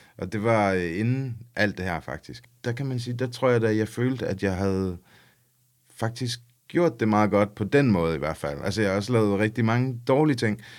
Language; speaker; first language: Danish; early bilingual, other home language; English